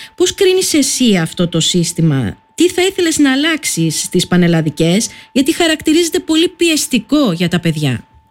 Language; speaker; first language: Greek; native; Greek